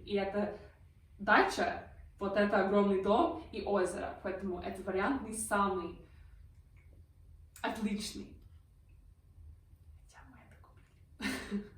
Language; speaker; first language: Russian; non-native, fluent; English